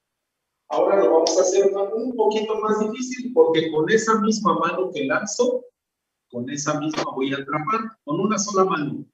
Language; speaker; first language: Spanish; native; Spanish